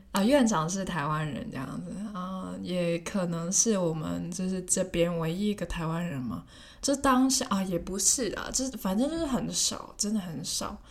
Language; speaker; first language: Chinese; non-native, local second language; Cantonese